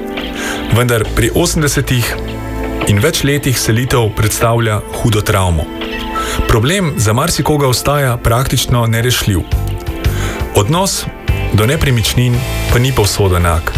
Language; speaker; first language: Slovenian; native; Slovenian